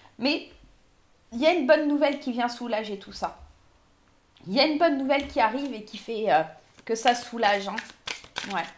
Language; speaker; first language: French; native; French